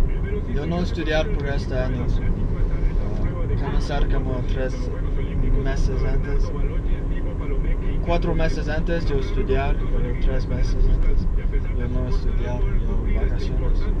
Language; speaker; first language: Spanish; non-native, learner; English